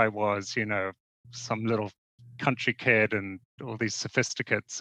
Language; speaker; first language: English; native; English